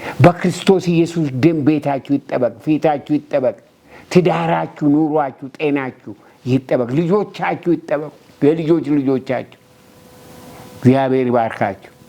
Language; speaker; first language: Amharic; non-native, local second language; Oromo